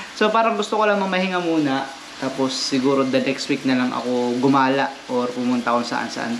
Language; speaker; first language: Filipino; native; Filipino